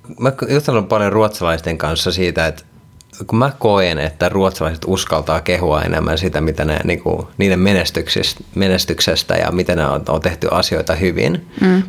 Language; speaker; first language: Finnish; non-native, local second language; Swedish